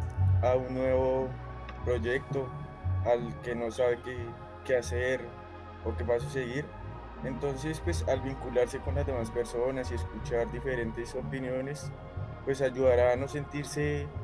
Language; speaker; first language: Spanish; native; Spanish